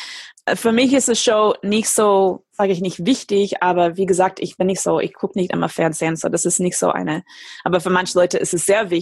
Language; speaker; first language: German; non-native, fluent; English